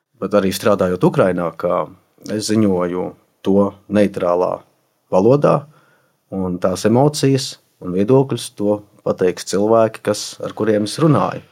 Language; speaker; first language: Latvian; native; Latvian